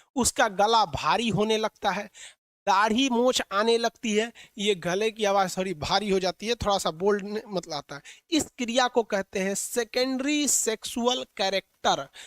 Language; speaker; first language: Hindi; native; Hindi